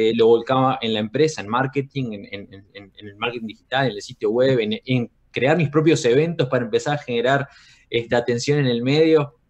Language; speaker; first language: Spanish; native; Spanish